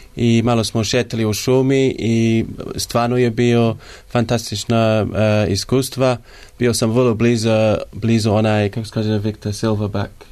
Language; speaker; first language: Serbian; non-native, learner; English